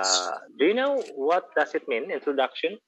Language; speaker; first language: English; non-native, fluent; Indonesian